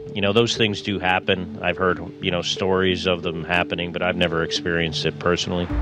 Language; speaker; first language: English; native; English